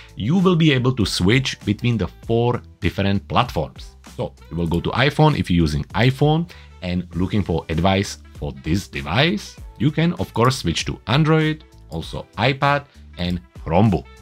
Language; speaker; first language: English; non-native, fluent; Czech